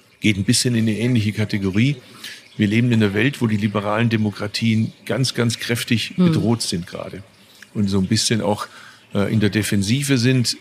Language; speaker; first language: German; early bilingual, other home language; Turkish